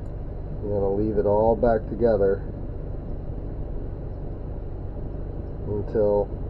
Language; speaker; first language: English; native; English